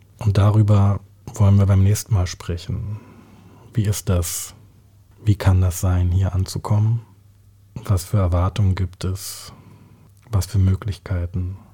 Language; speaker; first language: German; native; German